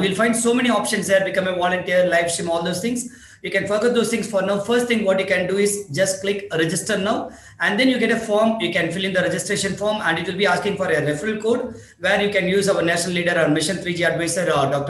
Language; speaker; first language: English; non-native, local second language; Tamil